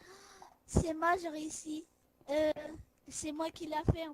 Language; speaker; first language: French; native; French